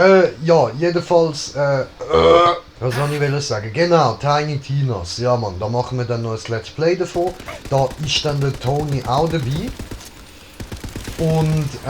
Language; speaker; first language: German; native; German